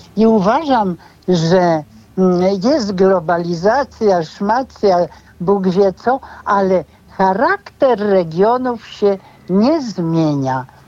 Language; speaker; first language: Polish; native; Polish